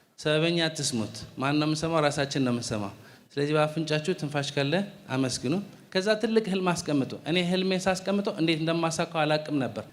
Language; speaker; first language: Amharic; non-native, fluent; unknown